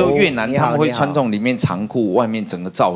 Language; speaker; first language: Chinese; native; Chinese